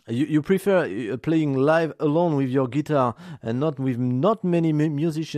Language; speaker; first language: English; non-native, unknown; French